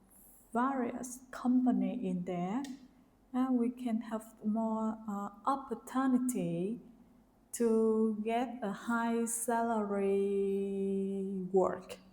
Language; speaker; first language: English; non-native, learner; Vietnamese